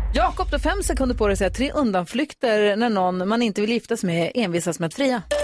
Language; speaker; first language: Swedish; native; Swedish